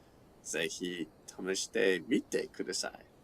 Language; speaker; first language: Japanese; non-native, learner; English